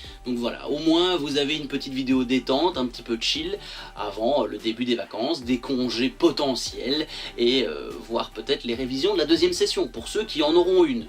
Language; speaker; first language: French; native; French